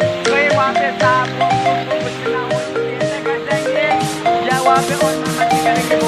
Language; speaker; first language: Hindi; non-native, local second language; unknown